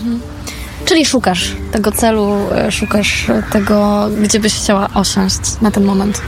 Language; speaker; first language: Polish; native; Polish